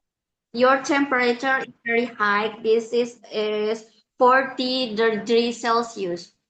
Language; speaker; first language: English; non-native, learner; Indonesian